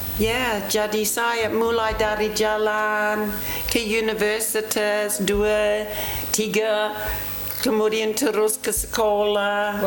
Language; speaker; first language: Indonesian; non-native, fluent; English